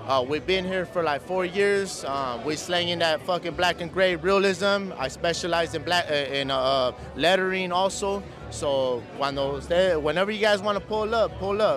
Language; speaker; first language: English; early bilingual, other home language; Spanish